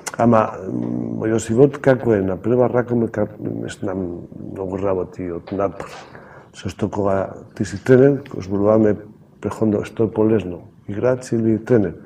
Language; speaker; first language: Macedonian; non-native, learner; Spanish